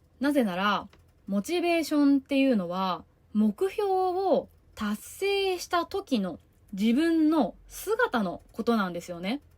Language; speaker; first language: Japanese; native; Japanese